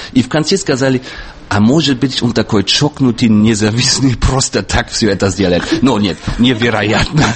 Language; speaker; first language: Russian; non-native, fluent; German